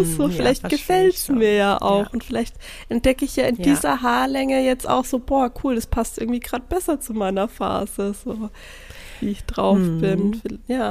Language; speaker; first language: German; native; German